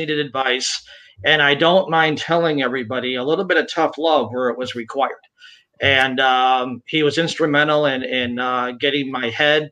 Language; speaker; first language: English; native; English